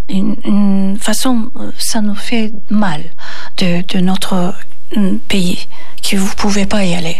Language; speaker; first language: French; non-native, fluent; Turkish